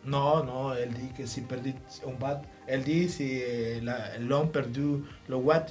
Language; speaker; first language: French; non-native, learner; Spanish